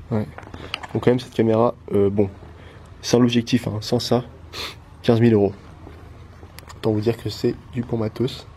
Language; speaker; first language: French; native; French